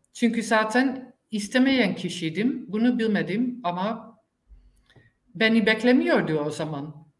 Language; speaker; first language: Turkish; non-native, learner; Dutch